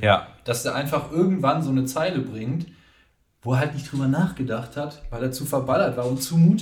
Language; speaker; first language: German; native; German